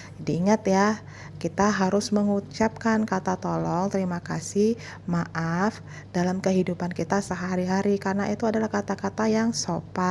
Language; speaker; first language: Indonesian; native; Indonesian